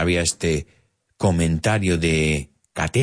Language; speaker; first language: Spanish; non-native, fluent; English